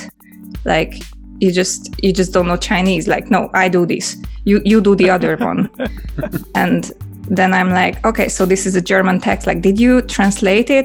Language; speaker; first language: English; non-native, fluent; Hungarian